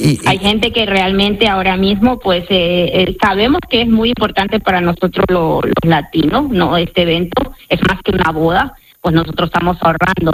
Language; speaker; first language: Spanish; native; Spanish